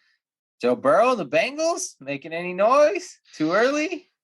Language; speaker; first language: English; native; English